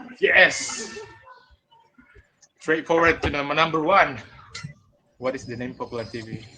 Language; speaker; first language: English; non-native, fluent; Indonesian